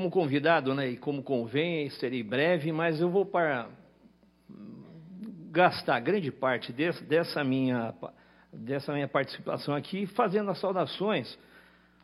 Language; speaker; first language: Portuguese; native; Portuguese